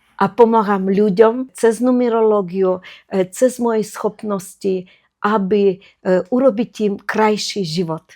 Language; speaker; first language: Slovak; non-native, fluent; Russian